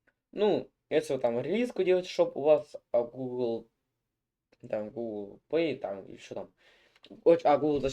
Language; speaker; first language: Russian; native; Russian